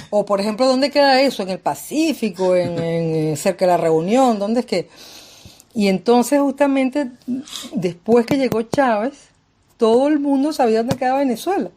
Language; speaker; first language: Spanish; native; Spanish